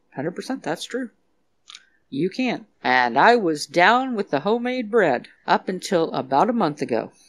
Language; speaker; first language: English; native; English